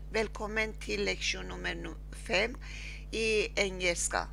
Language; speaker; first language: Swedish; non-native, learner; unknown